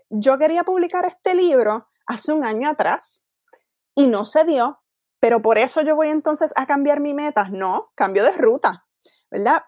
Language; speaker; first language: Spanish; native; Spanish